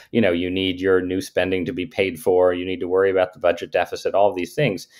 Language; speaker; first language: English; native; English